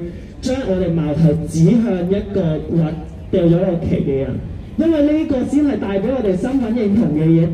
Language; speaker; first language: Cantonese; native; Cantonese